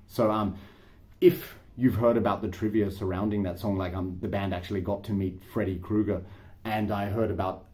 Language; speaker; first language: English; native; English